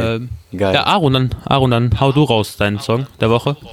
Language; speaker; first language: German; early bilingual, other home language; Turkish